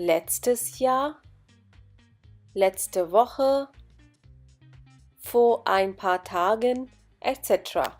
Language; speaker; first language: German; non-native, fluent; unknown